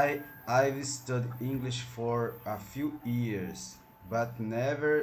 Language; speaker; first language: English; non-native, learner; Portuguese